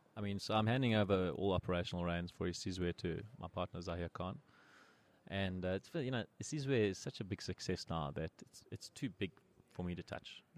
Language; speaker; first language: English; native; English